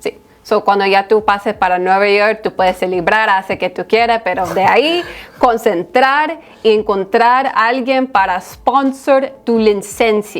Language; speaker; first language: Spanish; early bilingual, heritage; Spanish